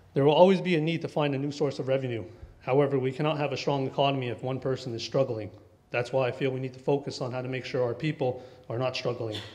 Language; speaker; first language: English; native; English